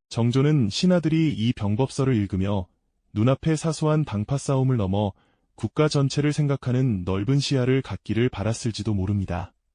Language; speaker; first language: Korean; native; Korean